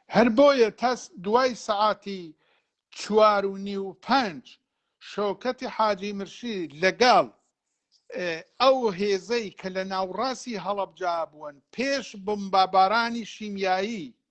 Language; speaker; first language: Central Kurdish; non-native, local second language; Gurani